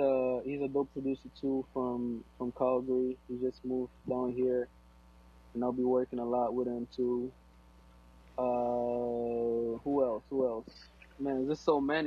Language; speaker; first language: English; non-native, fluent; Portuguese